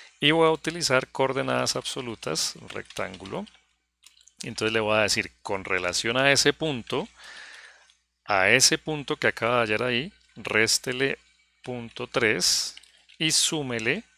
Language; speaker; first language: Spanish; native; Spanish